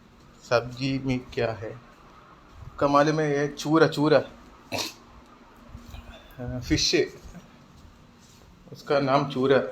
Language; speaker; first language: Hindi; non-native, local second language; Malayalam